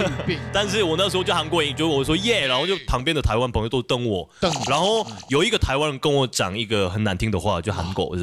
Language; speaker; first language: Chinese; non-native, fluent; Korean